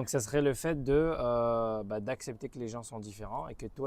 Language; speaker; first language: French; native; French